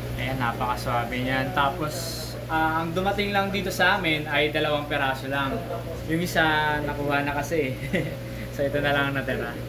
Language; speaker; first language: Filipino; native; Filipino